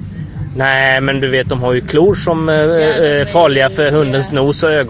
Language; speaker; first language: Swedish; native; Swedish